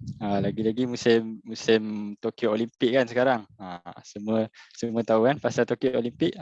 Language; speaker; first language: Malay; native; Malay